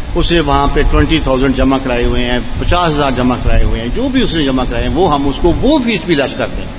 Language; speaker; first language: Urdu; native; Urdu